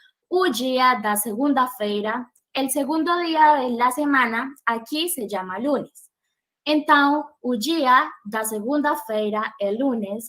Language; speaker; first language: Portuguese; non-native, learner; Spanish